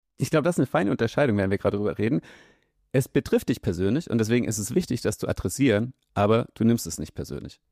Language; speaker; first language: German; native; German